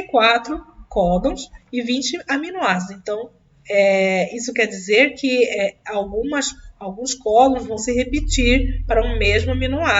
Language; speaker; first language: Portuguese; native; Portuguese